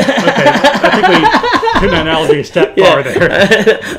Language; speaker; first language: English; native; English